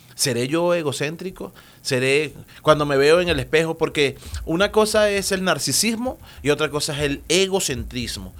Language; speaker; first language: Spanish; native; Spanish